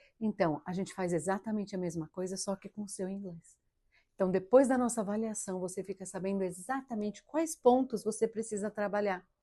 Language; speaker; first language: Portuguese; early bilingual, heritage; Portuguese